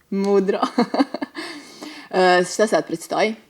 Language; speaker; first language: Serbian; native; Serbian